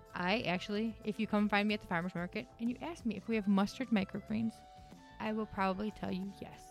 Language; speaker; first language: English; native; English